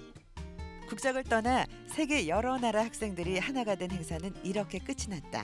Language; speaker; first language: Korean; native; Korean